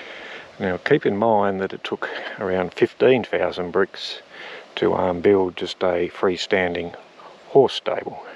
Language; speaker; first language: English; native; English